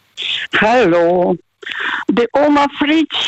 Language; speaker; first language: German; non-native, learner; Russian